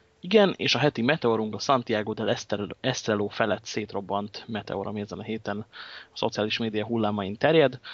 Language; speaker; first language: Hungarian; native; Hungarian